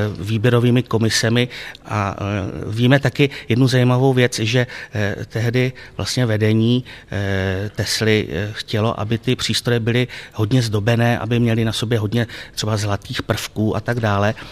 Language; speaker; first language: Czech; native; Czech